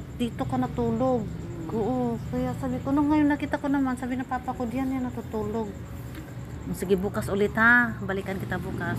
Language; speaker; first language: Filipino; non-native, local second language; Cebuano